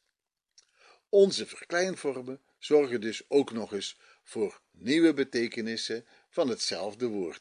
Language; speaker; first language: Dutch; native; Dutch